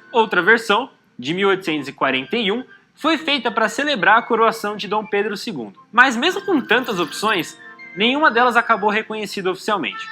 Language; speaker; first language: Portuguese; native; Portuguese